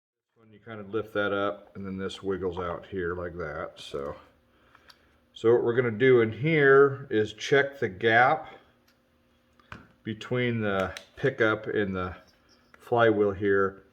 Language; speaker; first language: English; native; English